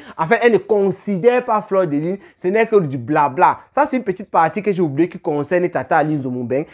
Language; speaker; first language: French; native; French